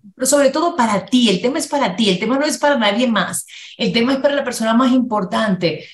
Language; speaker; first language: Spanish; native; Spanish